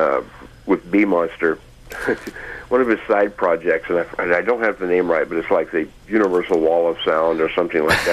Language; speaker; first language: English; native; English